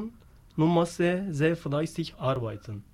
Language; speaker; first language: German; non-native, learner; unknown